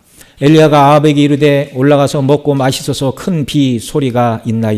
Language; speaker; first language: Korean; native; Korean